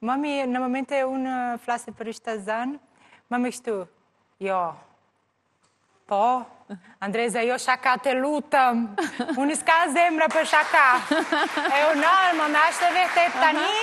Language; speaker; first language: Albanian; non-native, learner; Portuguese